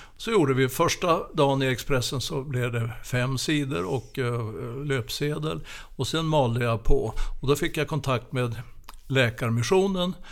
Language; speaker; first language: Swedish; native; Swedish